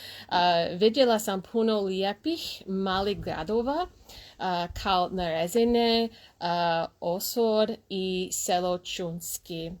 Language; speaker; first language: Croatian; non-native, learner; English